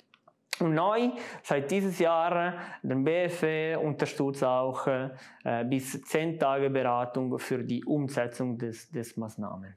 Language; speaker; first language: German; non-native, local second language; Italian